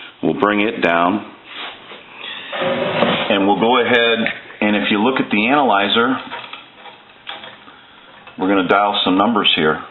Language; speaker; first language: English; native; English